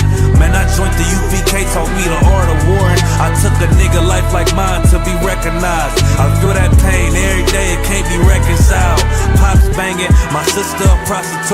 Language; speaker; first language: English; native; English